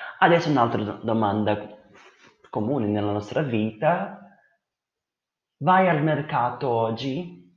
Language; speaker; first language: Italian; non-native, fluent; Portuguese